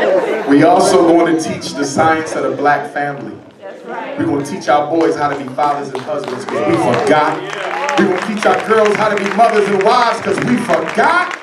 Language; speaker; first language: English; native; English